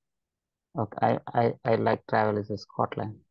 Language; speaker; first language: English; non-native, learner; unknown